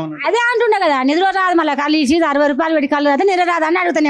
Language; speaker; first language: Telugu; native; Telugu